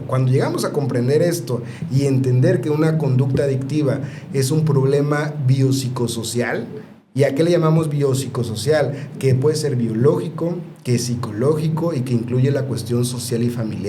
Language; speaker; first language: Spanish; native; Spanish